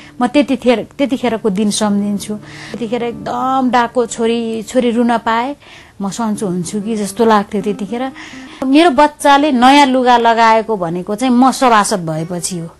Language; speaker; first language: Nepali; non-native, local second language; Dangaura Tharu